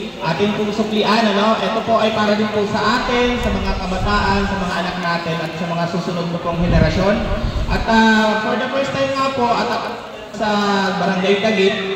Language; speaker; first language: Filipino; native; Filipino